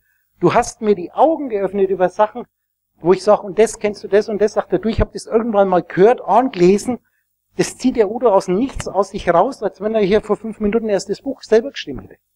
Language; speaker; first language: German; native; German